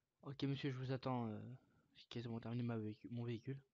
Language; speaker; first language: French; native; French